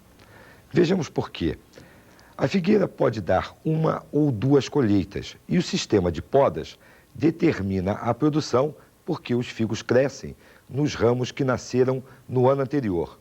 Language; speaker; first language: Portuguese; native; Portuguese